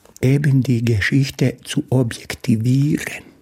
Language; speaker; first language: German; non-native, fluent; Bosnian